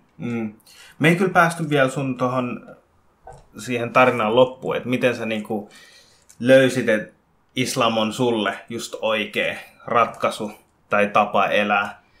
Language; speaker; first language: Finnish; early bilingual, other home language; Bangla